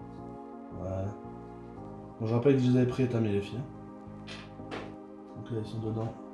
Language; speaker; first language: French; native; French